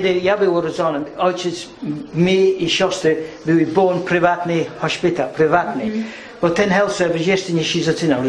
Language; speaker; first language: Polish; early bilingual, heritage; English